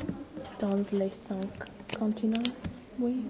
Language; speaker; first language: French; non-native, learner; English